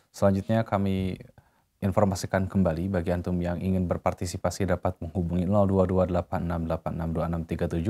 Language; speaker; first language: Indonesian; native; Indonesian